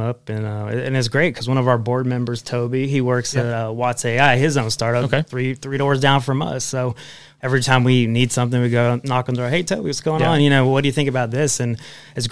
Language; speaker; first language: English; native; English